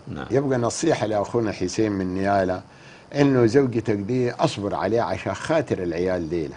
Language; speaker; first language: Arabic; native; Arabic